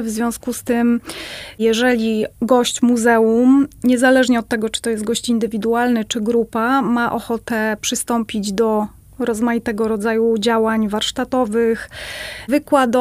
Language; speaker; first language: Polish; native; Polish